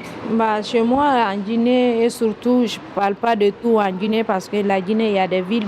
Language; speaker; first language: French; non-native, local second language; Mandingo